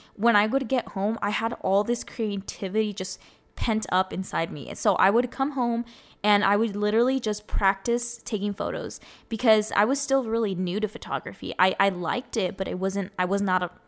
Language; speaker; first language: English; early bilingual, other home language; Spanish